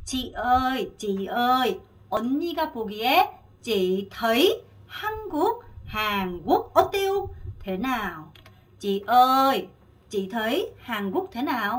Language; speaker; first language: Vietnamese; non-native, fluent; Korean